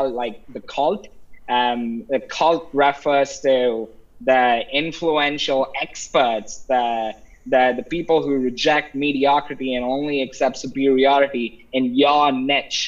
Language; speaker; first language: English; non-native, local second language; Tamil